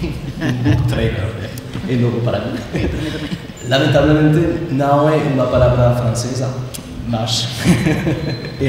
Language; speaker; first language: Portuguese; non-native, learner; French